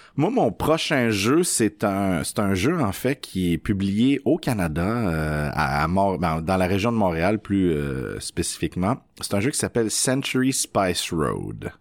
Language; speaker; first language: French; native; French